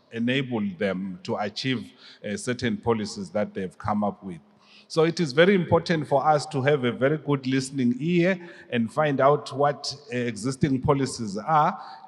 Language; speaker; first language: English; non-native, local second language; Swati